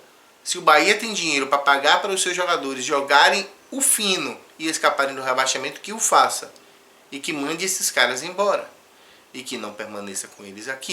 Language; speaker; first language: Portuguese; native; Portuguese